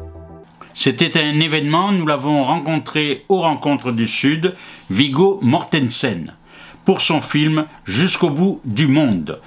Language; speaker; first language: French; native; French